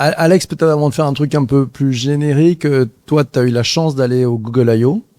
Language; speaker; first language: French; native; French